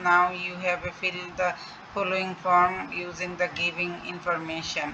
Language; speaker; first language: English; non-native, local second language; Bangla